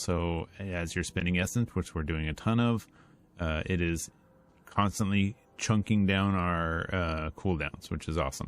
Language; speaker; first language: English; native; English